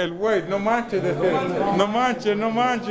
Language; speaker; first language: Spanish; native; Spanish